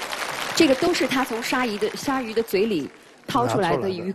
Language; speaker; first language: Chinese; native; Chinese